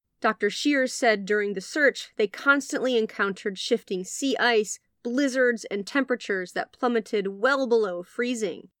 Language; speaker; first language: English; native; English